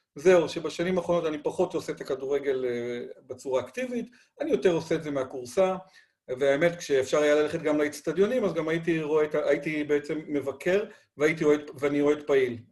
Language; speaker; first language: Hebrew; non-native, fluent; Spanish